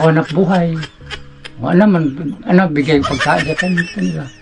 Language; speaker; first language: Filipino; non-native, local second language; Bikol